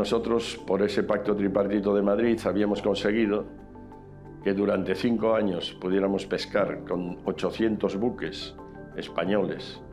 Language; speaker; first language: Spanish; native; Spanish